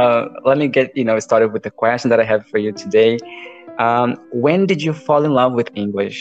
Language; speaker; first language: English; non-native, fluent; Portuguese